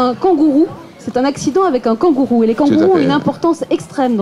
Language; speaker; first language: French; native; French